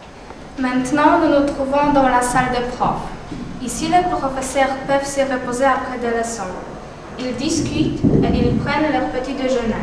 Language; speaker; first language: French; non-native, learner; Polish